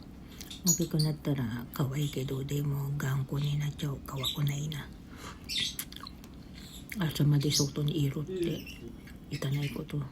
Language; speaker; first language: Japanese; non-native, learner; Filipino